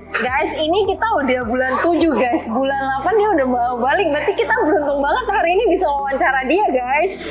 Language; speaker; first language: Indonesian; native; Indonesian